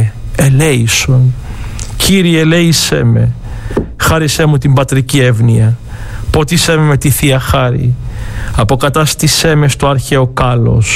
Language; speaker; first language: Greek; native; Greek